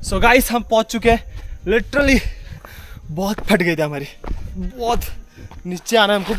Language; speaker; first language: Hindi; non-native, local second language; Marathi